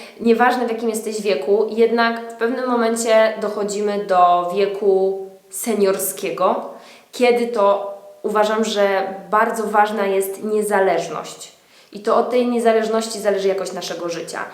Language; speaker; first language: Polish; native; Polish